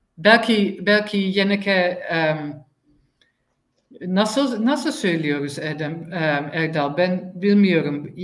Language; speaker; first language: Turkish; non-native, learner; Dutch